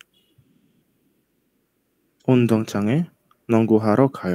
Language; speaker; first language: Korean; non-native, learner; Indonesian